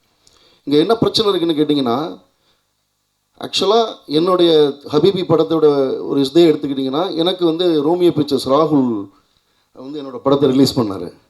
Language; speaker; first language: Tamil; native; Tamil